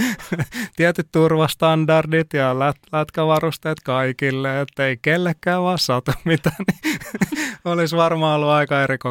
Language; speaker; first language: Finnish; native; Finnish